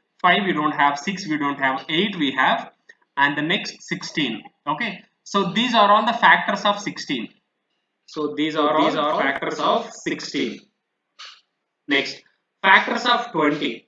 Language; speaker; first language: English; non-native, local second language; Telugu